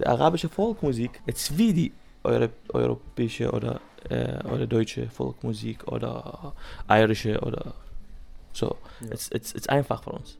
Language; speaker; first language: German; non-native, learner; Arabic